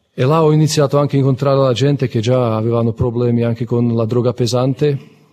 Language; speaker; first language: Italian; non-native, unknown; Slovak